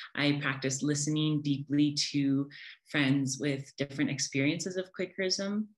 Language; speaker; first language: English; native; English